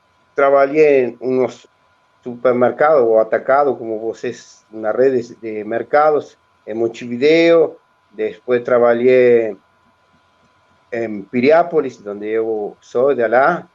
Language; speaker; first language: Portuguese; non-native, learner; Spanish